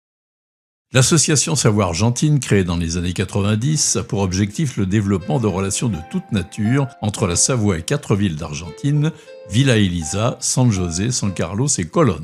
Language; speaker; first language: French; native; French